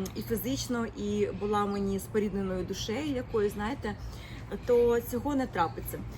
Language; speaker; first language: Ukrainian; native; Ukrainian